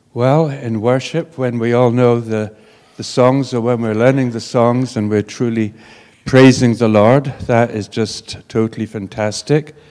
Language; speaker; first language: English; native; English